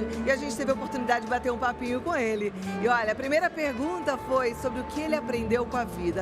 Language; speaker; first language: Portuguese; native; Portuguese